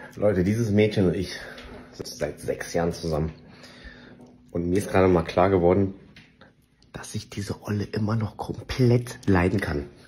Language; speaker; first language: German; early bilingual, other home language; Vietnamese